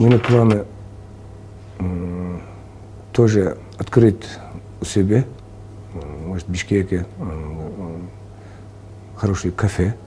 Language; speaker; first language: Russian; non-native, local second language; Kyrgyz